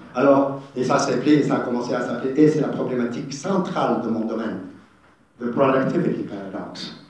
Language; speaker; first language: French; non-native, local second language; Arabic